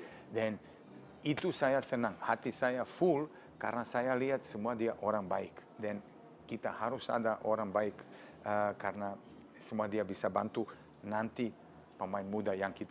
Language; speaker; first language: Indonesian; non-native, fluent; Serbian